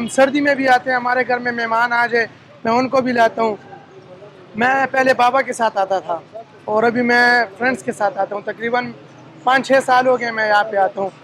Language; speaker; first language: Urdu; non-native, local second language; Pashto